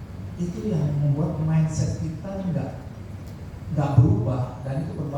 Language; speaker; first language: Indonesian; native; Indonesian